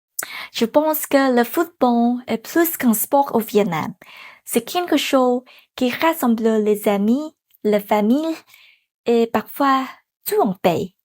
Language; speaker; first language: French; non-native, fluent; Vietnamese